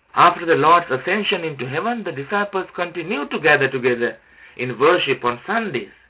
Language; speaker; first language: English; non-native, local second language; Sinhala